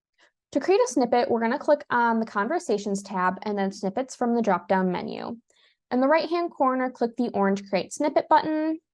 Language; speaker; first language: English; native; English